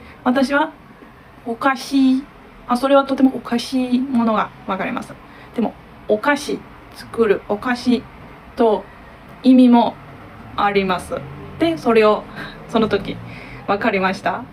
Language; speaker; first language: Japanese; non-native, learner; Turkish